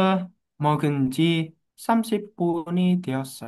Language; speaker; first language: Korean; non-native, learner; Indonesian